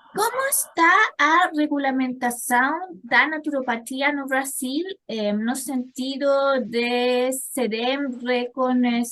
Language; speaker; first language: Portuguese; non-native, learner; Spanish